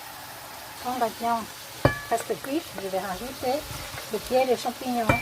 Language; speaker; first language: French; non-native, learner; Vietnamese